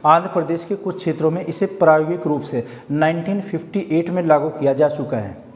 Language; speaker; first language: Hindi; native; Hindi